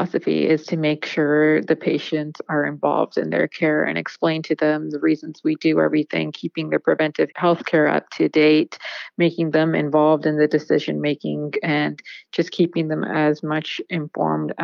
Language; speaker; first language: English; native; English